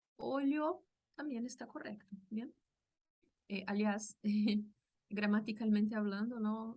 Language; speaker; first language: Spanish; non-native, fluent; Portuguese